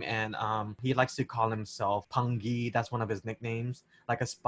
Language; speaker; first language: English; native; English